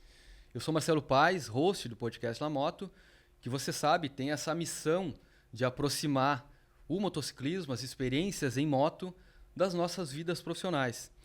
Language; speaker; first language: Portuguese; native; Portuguese